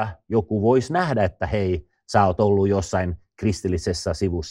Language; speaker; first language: Finnish; non-native, fluent; Swedish